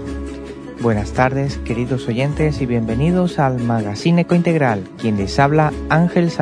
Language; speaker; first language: Spanish; native; Spanish